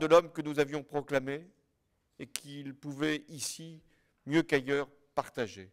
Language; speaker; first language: French; native; French